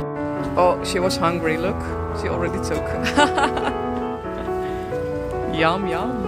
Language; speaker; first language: English; non-native, fluent; Dutch